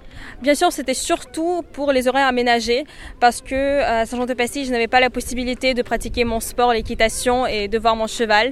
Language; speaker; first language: French; non-native, fluent; Russian